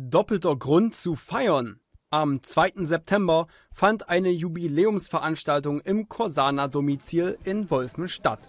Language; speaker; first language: German; native; German